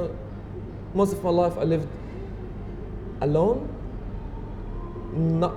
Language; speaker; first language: English; non-native, fluent; Arabic